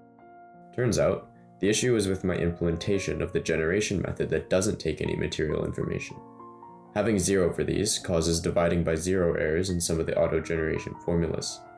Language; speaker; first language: English; native; English